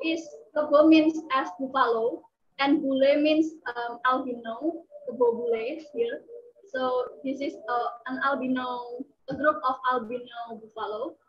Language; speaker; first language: English; non-native, fluent; Indonesian